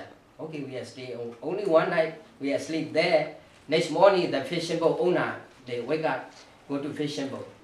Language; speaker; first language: English; non-native, learner; Burmese